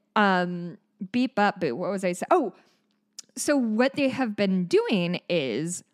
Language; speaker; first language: English; native; English